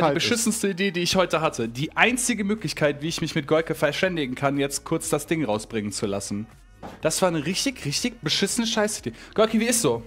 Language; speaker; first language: German; native; German